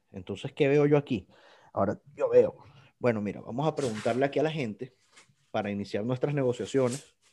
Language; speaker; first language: Spanish; native; Spanish